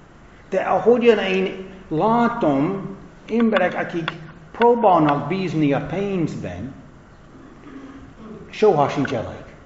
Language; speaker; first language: Hungarian; non-native, fluent; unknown